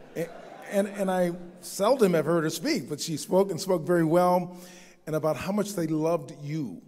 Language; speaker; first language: English; native; English